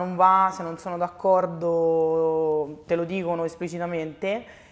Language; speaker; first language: Italian; native; Italian